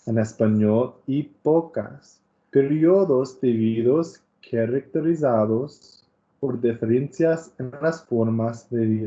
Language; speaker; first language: Spanish; non-native, learner; English